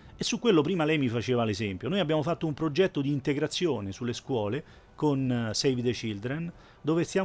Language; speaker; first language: Italian; native; Italian